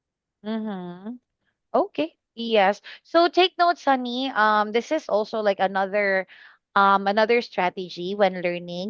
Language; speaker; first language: English; non-native, fluent; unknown